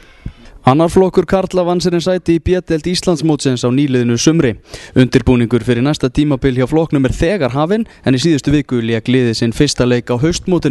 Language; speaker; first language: Icelandic; native; Icelandic